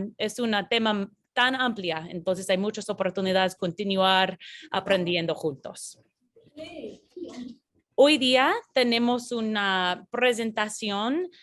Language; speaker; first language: Spanish; non-native, fluent; English